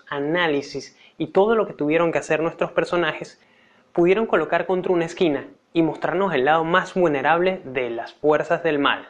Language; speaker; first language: Spanish; native; Spanish